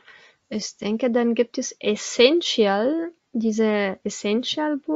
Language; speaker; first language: German; non-native, learner; Arabic